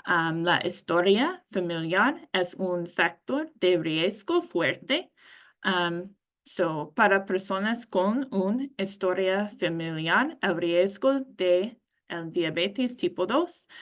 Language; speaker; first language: Spanish; non-native, learner; English